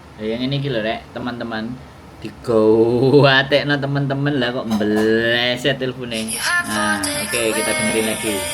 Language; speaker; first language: Indonesian; non-native, local second language; Javanese